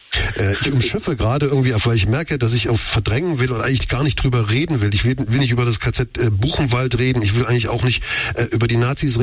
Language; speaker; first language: German; native; German